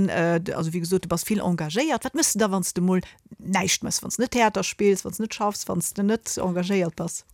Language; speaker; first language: Luxembourgish; native; Luxembourgish